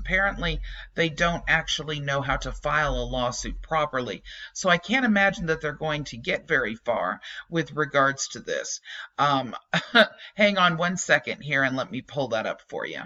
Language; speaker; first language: English; native; English